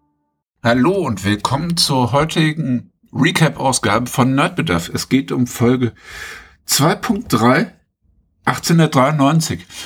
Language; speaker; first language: German; native; German